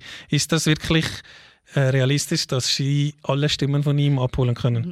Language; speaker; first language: German; native; German